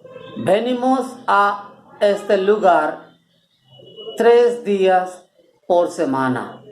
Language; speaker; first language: Spanish; non-native, learner; Bangla